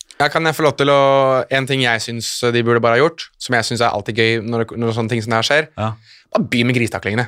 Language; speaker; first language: Norwegian; native; Norwegian